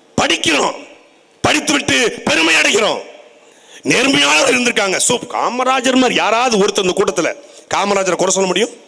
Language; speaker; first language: Tamil; native; Tamil